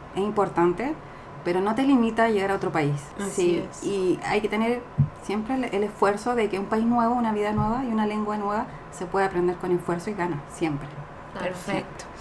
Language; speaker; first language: Spanish; native; Spanish